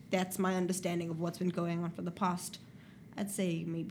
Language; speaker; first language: English; native; English